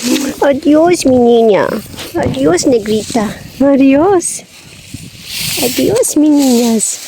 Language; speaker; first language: Spanish; non-native, learner; English